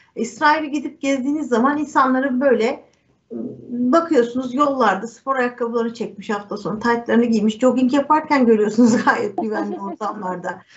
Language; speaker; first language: Turkish; native; Turkish